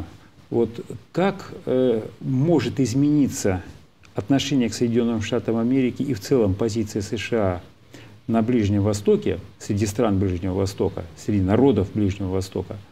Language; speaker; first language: Russian; native; Russian